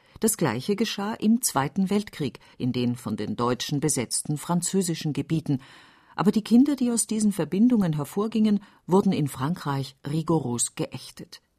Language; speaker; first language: German; native; German